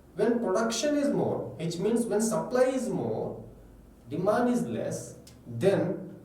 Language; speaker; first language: English; non-native, local second language; Kannada